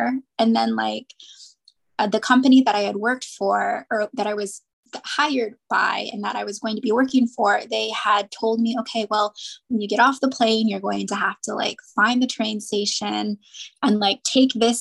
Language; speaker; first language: English; native; English